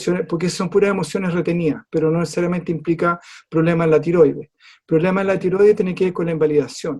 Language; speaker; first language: Spanish; native; Spanish